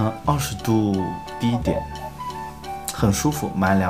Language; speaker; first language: Chinese; native; Chinese